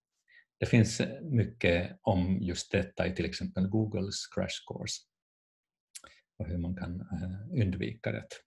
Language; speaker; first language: Swedish; non-native, fluent; Finnish